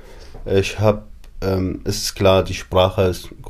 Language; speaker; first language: German; non-native, fluent; Arabic